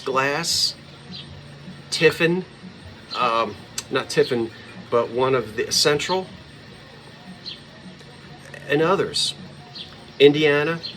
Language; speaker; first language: English; native; English